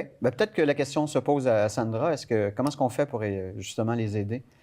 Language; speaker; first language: French; native; French